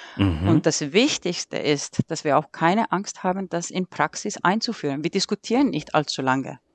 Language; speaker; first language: German; non-native, fluent; Estonian